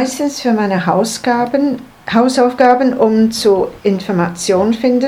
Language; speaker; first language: German; non-native, learner; English